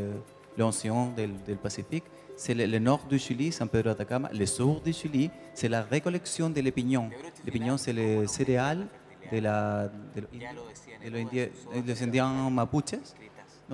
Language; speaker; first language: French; non-native, learner; Spanish